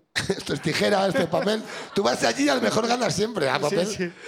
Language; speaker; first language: Spanish; native; Spanish